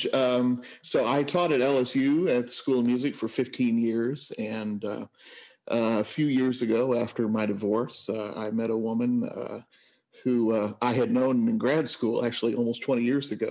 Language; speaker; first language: English; native; English